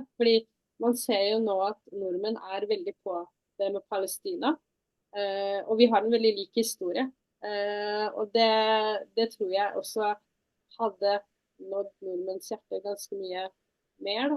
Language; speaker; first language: Norwegian; early bilingual, other home language; Tamil